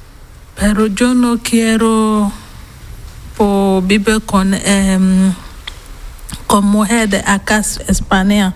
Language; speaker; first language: Spanish; non-native, learner; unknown